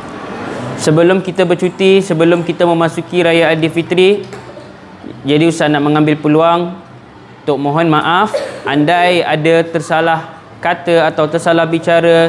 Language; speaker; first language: Malay; native; Malay